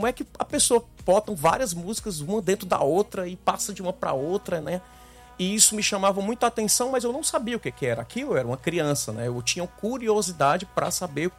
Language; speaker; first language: Portuguese; native; Portuguese